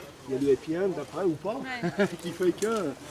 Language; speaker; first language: French; native; French